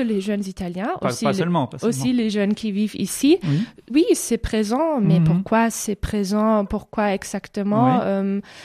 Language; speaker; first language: French; non-native, fluent; German